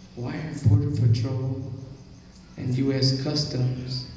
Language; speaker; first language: English; native; English